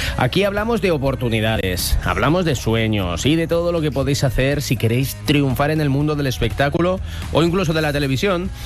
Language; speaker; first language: Spanish; native; Spanish